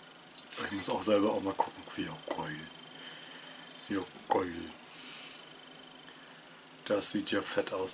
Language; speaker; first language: German; native; German